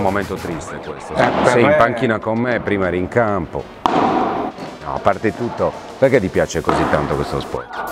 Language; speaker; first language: Italian; native; Italian